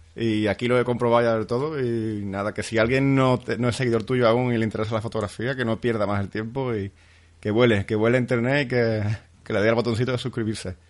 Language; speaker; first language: Spanish; native; Spanish